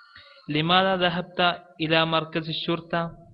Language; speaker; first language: Arabic; non-native, fluent; Malayalam